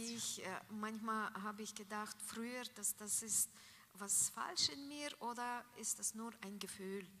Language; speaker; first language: German; non-native, learner; Russian